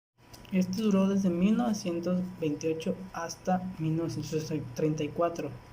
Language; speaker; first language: Spanish; native; Spanish